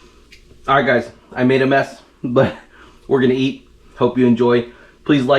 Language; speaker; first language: English; native; English